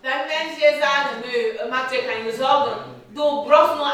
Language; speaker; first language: German; non-native, learner; French